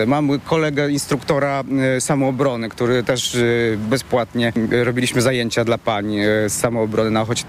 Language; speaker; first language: Polish; native; Polish